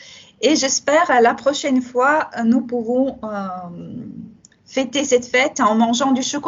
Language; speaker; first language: French; non-native, fluent; Russian